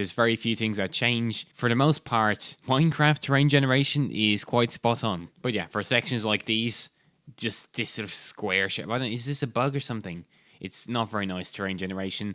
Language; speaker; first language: English; native; English